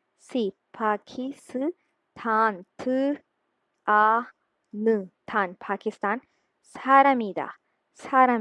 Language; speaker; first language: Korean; non-native, learner; Urdu